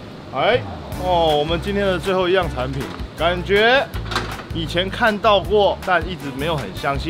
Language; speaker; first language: Chinese; native; Chinese